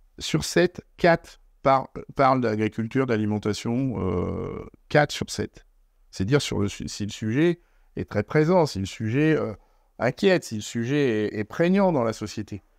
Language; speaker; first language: French; native; French